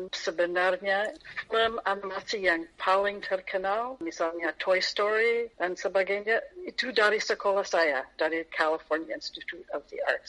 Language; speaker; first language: Indonesian; non-native, fluent; English